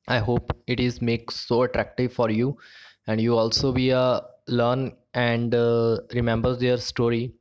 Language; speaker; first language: English; non-native, local second language; Punjabi